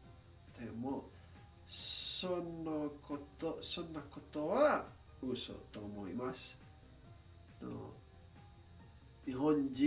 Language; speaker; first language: Japanese; non-native, learner; English